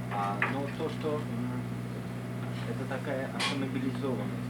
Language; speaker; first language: Russian; native; Russian